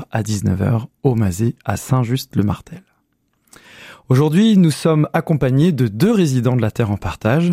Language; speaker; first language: French; native; French